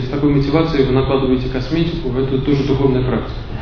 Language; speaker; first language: Russian; native; Russian